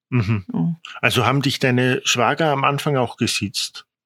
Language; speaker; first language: German; native; German